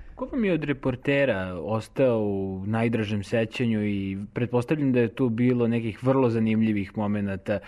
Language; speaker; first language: Serbian; native; Serbian